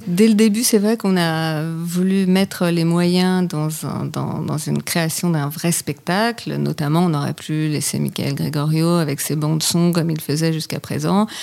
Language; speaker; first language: French; native; French